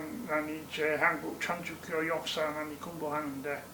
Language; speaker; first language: Korean; non-native, learner; English